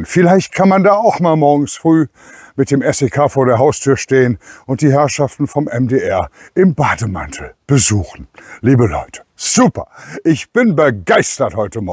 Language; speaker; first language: German; native; German